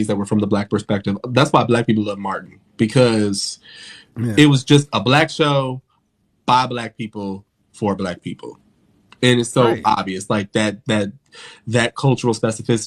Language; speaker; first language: English; native; English